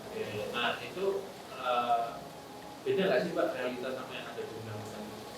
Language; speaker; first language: Indonesian; native; Indonesian